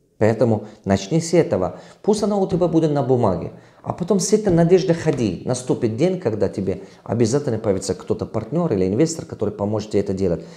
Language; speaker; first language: Russian; non-native, local second language; Tajik